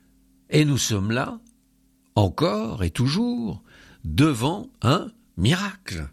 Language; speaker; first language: French; native; French